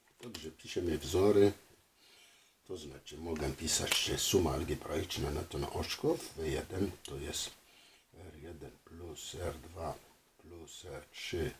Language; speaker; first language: Polish; non-native, fluent; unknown